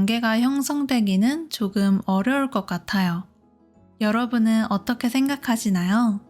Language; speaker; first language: Korean; native; Korean